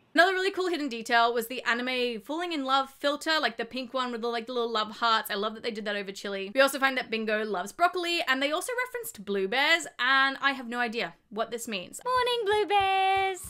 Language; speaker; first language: English; native; English